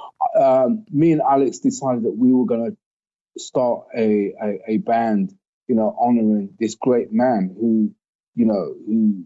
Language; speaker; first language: English; native; English